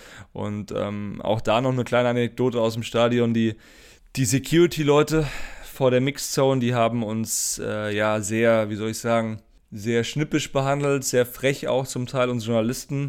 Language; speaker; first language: German; native; German